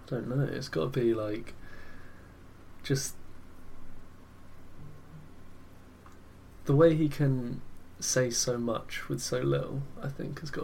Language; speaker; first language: English; native; English